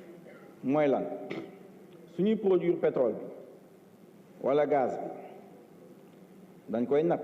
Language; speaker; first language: French; non-native, local second language; Wolof